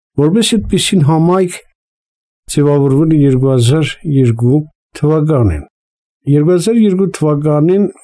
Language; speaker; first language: Armenian; native; Armenian